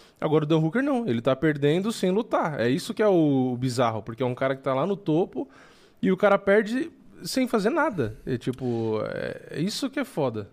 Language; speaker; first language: Portuguese; native; Portuguese